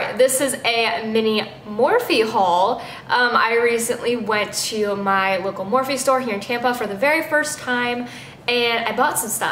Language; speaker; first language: English; native; English